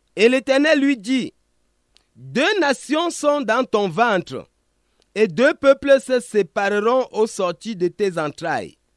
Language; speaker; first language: French; non-native, local second language; Ghomala